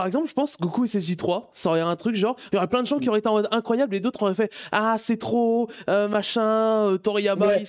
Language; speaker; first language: French; native; French